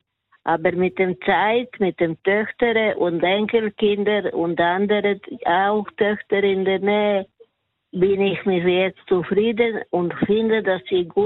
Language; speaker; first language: German; non-native, learner; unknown